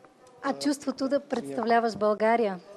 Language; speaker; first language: Bulgarian; native; Bulgarian